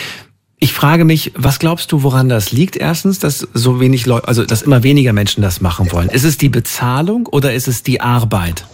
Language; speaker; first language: German; native; German